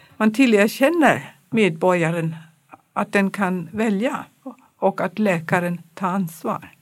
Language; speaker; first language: Swedish; non-native, fluent; German